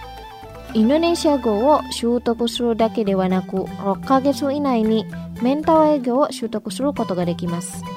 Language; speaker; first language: Japanese; non-native, fluent; Indonesian